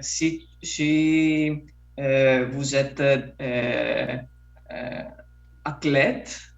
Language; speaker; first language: French; non-native, fluent; Polish